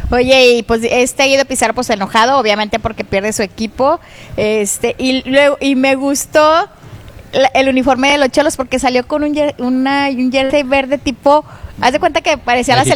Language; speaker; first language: Spanish; native; Spanish